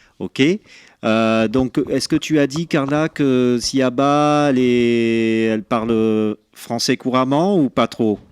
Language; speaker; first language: French; native; French